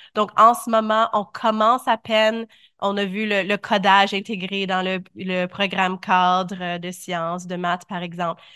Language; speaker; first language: French; native; French